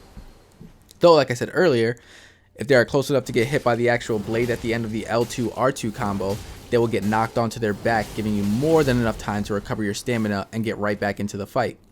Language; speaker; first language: English; native; English